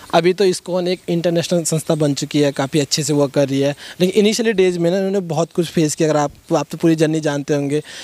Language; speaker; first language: Hindi; native; Hindi